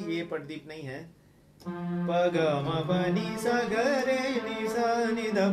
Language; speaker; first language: Hindi; non-native, local second language; Gujarati